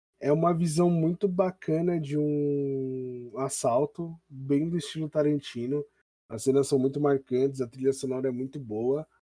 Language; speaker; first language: Portuguese; native; Portuguese